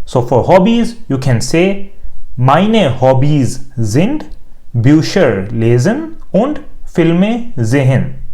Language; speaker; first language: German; non-native, learner; Urdu